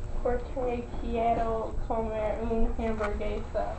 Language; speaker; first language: Spanish; non-native, learner; English